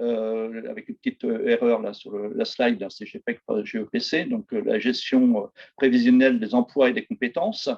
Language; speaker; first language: French; native; French